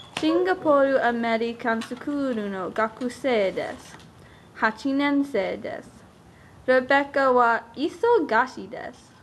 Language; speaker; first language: Japanese; non-native, learner; English